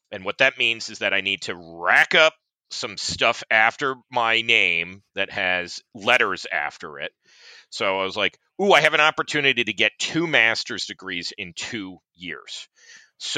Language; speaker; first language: English; native; English